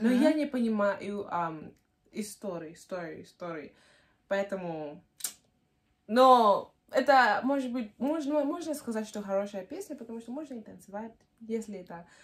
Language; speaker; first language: Russian; non-native, learner; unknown